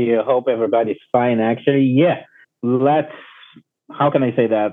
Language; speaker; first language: English; non-native, learner; Portuguese